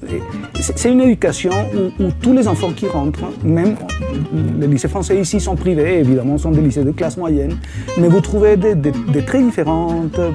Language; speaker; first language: French; non-native, fluent; Spanish